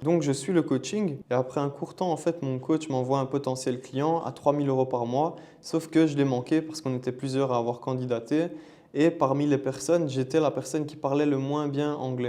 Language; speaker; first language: French; native; French